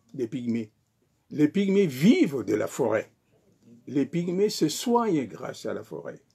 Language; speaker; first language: French; non-native, local second language; Sango